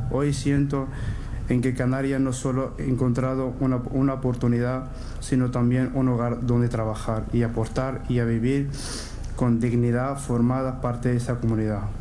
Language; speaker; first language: Spanish; non-native, learner; Arabic